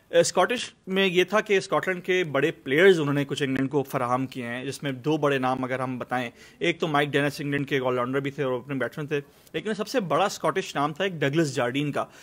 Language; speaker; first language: Urdu; native; Urdu